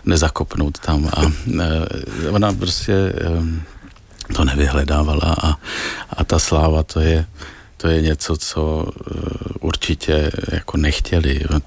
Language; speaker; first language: Czech; native; Czech